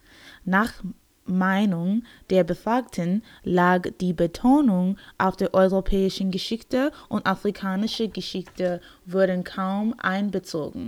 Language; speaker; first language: German; non-native, learner; English